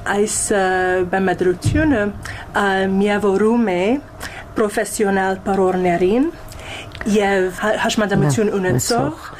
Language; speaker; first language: Armenian; non-native, fluent; English